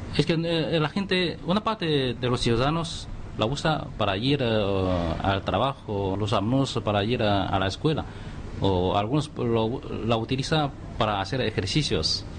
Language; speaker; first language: Spanish; non-native, fluent; Chinese